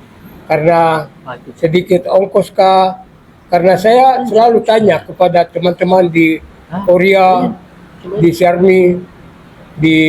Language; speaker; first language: Indonesian; non-native, local second language; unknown